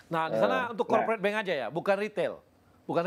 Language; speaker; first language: Indonesian; native; Indonesian